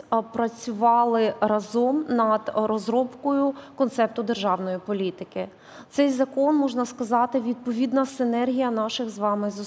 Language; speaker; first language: Ukrainian; native; Ukrainian